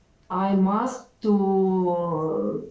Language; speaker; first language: English; non-native, learner; Ukrainian